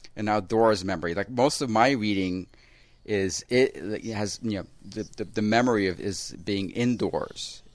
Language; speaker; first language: English; early bilingual, other home language; Russian